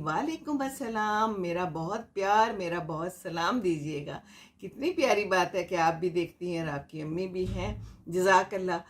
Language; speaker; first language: Urdu; native; Urdu